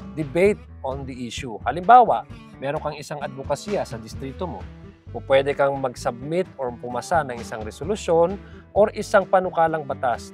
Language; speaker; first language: Filipino; non-native, local second language; Maranao